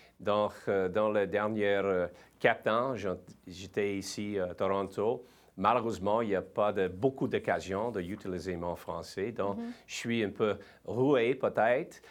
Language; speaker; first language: French; non-native, learner; English